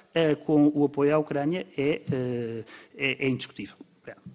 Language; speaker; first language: Portuguese; native; Portuguese